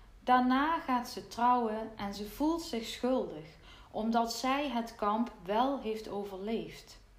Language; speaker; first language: Dutch; native; Dutch